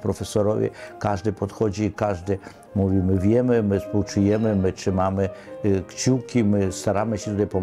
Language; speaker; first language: Polish; non-native, fluent; Ukrainian